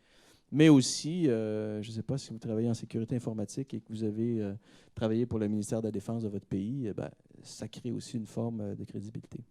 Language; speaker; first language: French; native; French